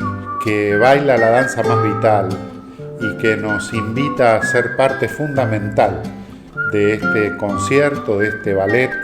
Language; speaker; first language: Spanish; native; Spanish